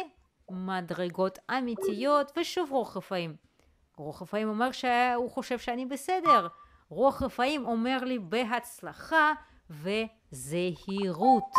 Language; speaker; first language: Hebrew; native; Hebrew